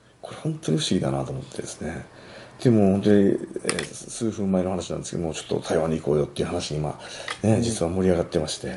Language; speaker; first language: Japanese; native; Japanese